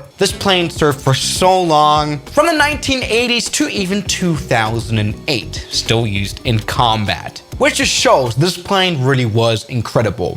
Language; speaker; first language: English; non-native, fluent; German